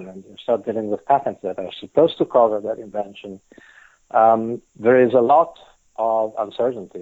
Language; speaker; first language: English; non-native, fluent; Italian